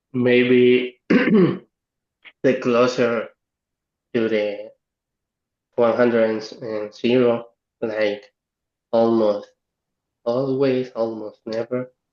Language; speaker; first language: English; non-native, learner; Spanish